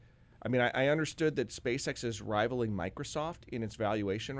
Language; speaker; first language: English; native; English